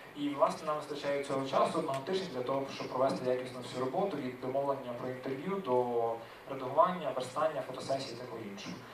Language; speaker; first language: Ukrainian; native; Ukrainian